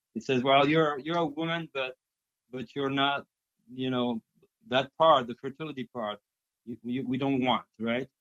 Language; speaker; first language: English; non-native, fluent; French